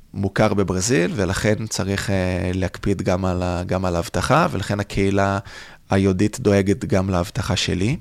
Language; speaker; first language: Hebrew; non-native, fluent; Portuguese